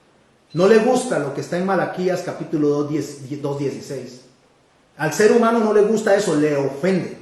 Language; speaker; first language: Spanish; native; Spanish